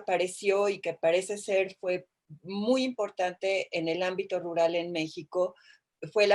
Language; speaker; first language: Spanish; native; Spanish